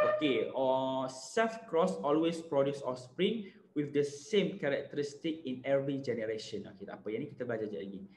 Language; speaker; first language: English; non-native, local second language; Malay